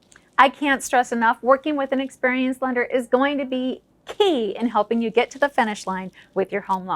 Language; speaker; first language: English; native; English